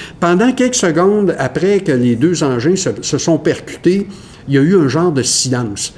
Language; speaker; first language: French; native; French